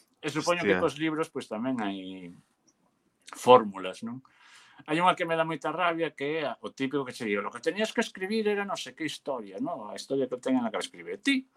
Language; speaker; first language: Galician; native; Galician